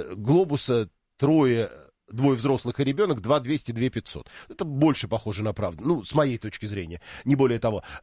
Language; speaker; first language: Russian; native; Russian